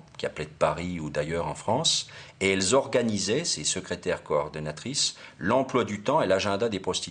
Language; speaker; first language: French; native; French